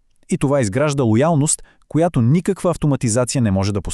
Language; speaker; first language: Bulgarian; native; Bulgarian